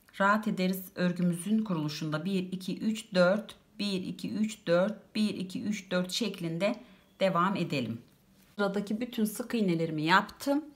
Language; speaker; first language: Turkish; native; Turkish